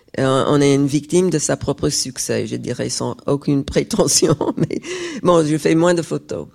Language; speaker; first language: French; non-native, fluent; English